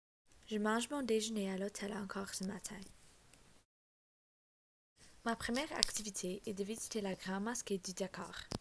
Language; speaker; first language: French; non-native, learner; English